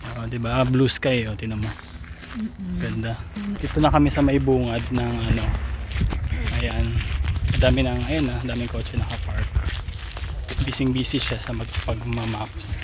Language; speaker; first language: Filipino; native; Filipino